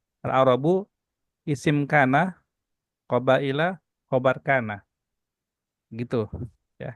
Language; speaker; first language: Arabic; non-native, fluent; Indonesian